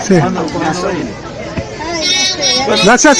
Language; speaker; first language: Spanish; non-native, learner; French